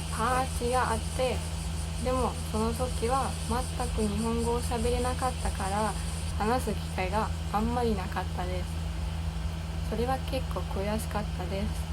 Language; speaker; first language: Japanese; non-native, learner; German